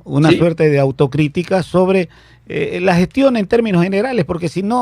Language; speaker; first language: Spanish; native; Spanish